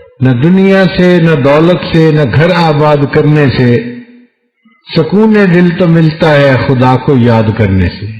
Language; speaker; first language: Urdu; non-native, local second language; Punjabi